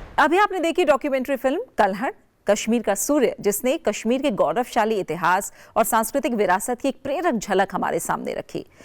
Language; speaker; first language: Hindi; native; Hindi